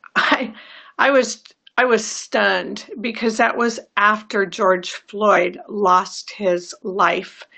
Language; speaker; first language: English; native; English